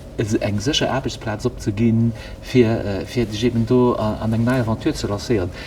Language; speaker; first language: Luxembourgish; native; Luxembourgish